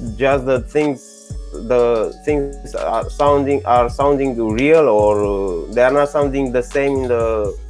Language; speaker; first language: English; non-native, learner; Romanian